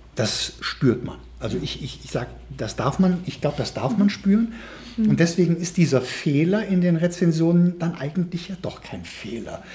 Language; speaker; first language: German; native; German